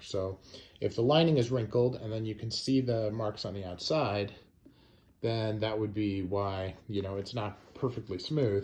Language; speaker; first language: English; native; English